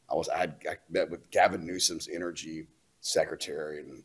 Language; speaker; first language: English; native; English